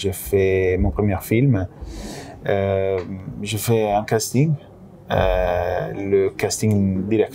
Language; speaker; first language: French; non-native, fluent; Italian